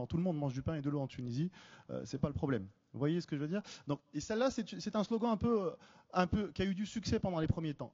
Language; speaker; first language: French; native; French